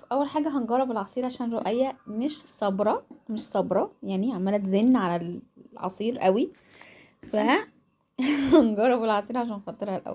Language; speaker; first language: Arabic; native; Arabic